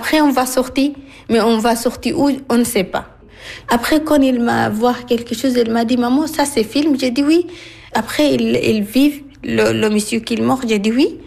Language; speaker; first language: French; non-native, learner; Arabic